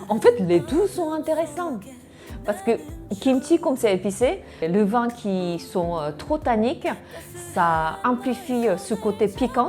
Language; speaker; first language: French; non-native, fluent; Korean